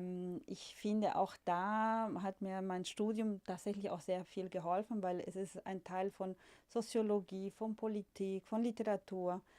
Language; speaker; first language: German; non-native, fluent; Spanish